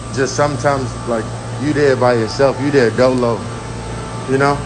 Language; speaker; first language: English; native; English